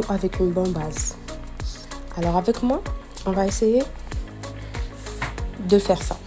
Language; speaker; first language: French; non-native, local second language; Arabic